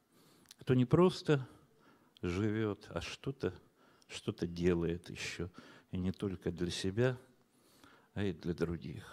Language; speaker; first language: Russian; native; Russian